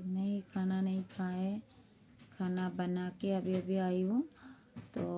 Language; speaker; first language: Hindi; non-native, local second language; Bangla